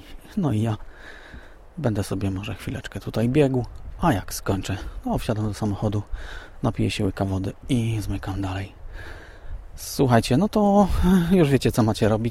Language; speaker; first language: Polish; native; Polish